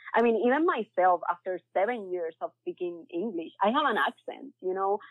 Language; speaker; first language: English; early bilingual, other home language; Spanish